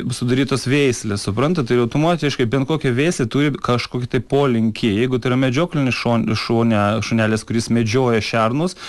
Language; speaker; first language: Lithuanian; non-native, fluent; Russian